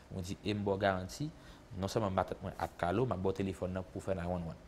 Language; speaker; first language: French; native; French